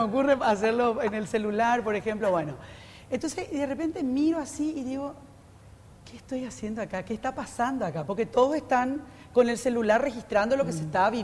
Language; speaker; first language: Spanish; native; Spanish